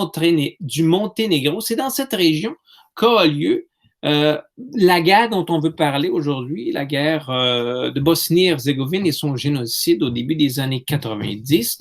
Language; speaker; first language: French; native; French